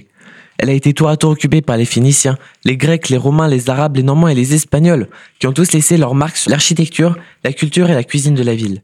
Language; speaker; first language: French; native; French